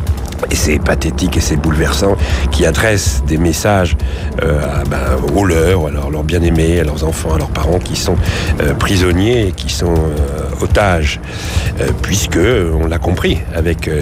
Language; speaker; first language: French; native; French